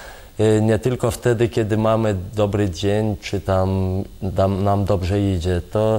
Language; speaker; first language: Polish; non-native, fluent; Lithuanian